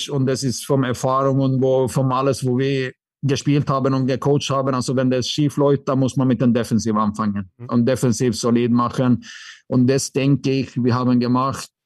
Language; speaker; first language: German; non-native, fluent; Swedish